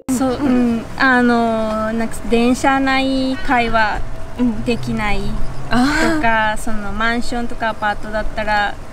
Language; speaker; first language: Japanese; non-native, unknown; Spanish